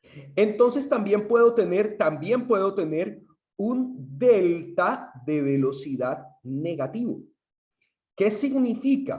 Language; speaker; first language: Spanish; native; Spanish